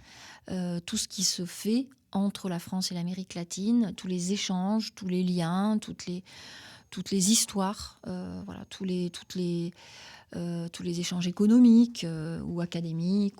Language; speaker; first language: French; native; French